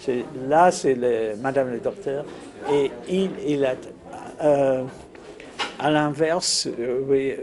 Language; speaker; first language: French; non-native, fluent; English